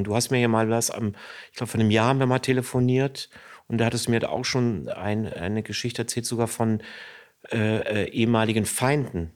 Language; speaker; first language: German; native; German